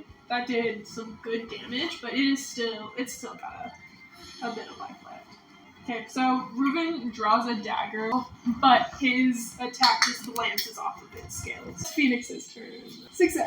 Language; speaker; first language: English; native; English